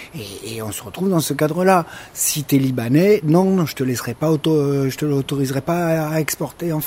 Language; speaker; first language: French; native; French